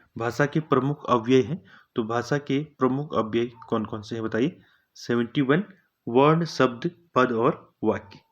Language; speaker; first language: Hindi; native; Hindi